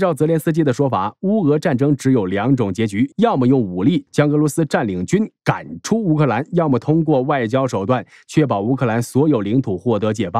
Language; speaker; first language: Chinese; native; Chinese